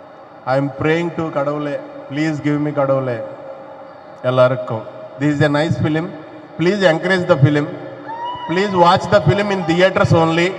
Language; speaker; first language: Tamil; non-native, learner; Telugu